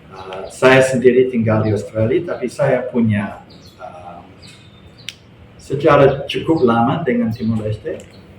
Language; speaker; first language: Indonesian; non-native, fluent; English